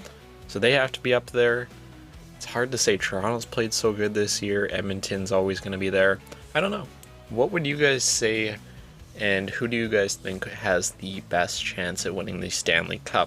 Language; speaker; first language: English; native; English